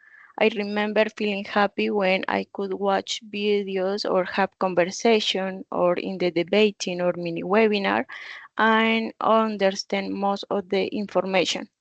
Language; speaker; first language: English; non-native, learner; Spanish